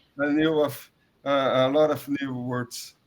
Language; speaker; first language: English; non-native, learner; Portuguese